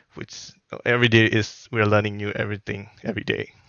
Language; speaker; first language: English; non-native, fluent; Burmese